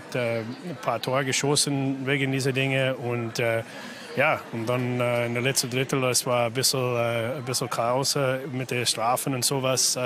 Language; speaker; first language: German; non-native, fluent; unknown